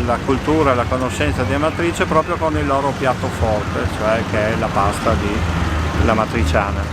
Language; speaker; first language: Italian; native; Italian